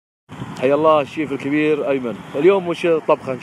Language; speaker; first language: Arabic; native; Arabic